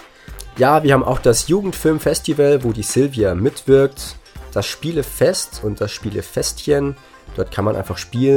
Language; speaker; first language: German; native; German